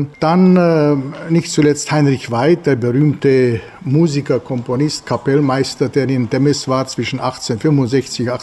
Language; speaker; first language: German; native; German